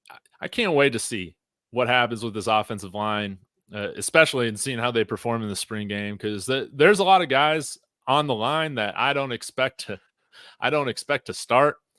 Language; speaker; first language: English; native; English